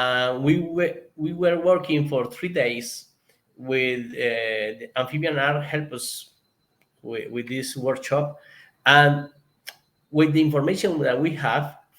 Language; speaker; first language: English; non-native, learner; Spanish